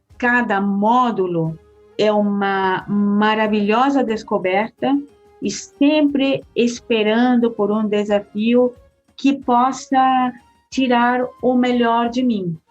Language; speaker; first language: Portuguese; early bilingual, heritage; Portuguese